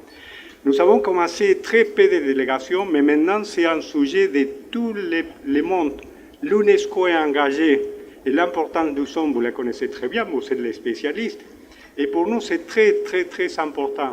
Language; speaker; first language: French; non-native, fluent; Spanish